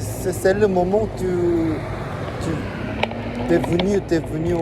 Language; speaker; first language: French; non-native, fluent; Korean